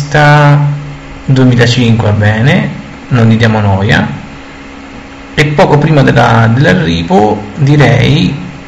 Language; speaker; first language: Italian; native; Italian